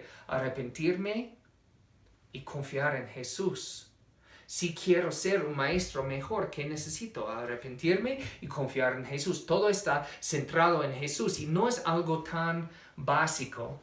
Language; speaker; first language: Spanish; non-native, fluent; English